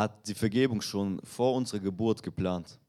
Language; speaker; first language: German; non-native, fluent; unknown